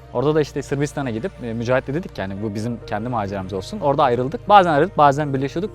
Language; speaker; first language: Turkish; native; Turkish